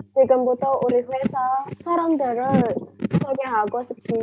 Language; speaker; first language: Korean; non-native, learner; Indonesian